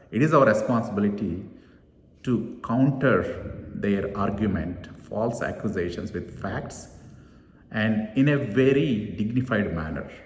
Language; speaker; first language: English; non-native, local second language; Telugu